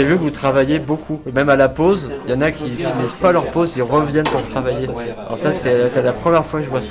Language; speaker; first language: French; native; French